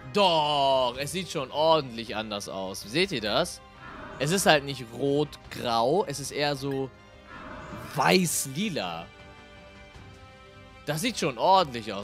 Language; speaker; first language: German; native; German